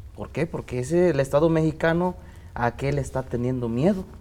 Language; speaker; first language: Spanish; non-native, local second language; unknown